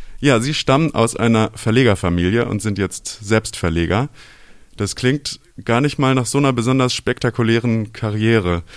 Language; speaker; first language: German; native; German